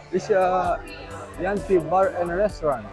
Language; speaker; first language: English; non-native, learner; Indonesian